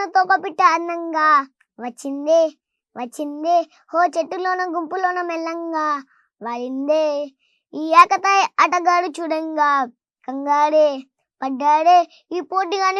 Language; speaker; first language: Telugu; native; Telugu